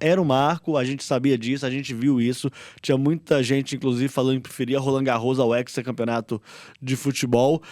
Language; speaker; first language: Portuguese; native; Portuguese